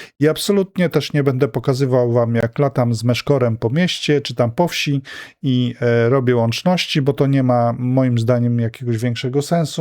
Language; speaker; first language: Polish; native; Polish